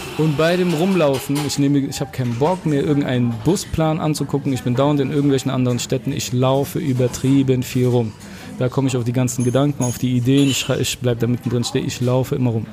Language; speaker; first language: German; early bilingual, other home language; Arabic